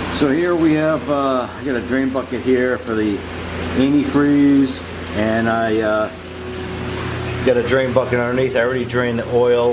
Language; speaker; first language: English; native; English